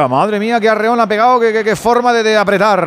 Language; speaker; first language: Spanish; native; Spanish